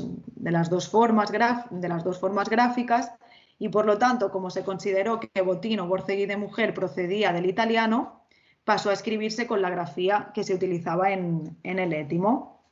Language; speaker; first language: Spanish; native; Spanish